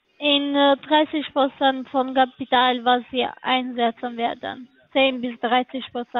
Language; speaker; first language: German; non-native, learner; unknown